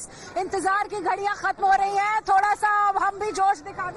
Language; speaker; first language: Hindi; native; Hindi